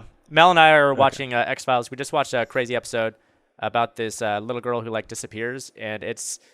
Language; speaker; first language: English; native; English